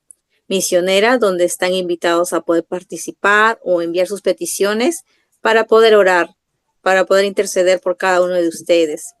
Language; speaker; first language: Spanish; native; Spanish